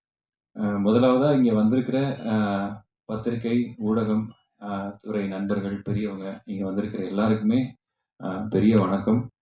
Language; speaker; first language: Tamil; native; Tamil